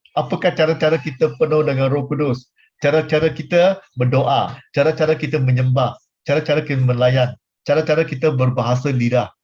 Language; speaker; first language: Malay; non-native, local second language; Chinese